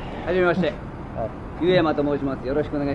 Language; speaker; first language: Japanese; native; Japanese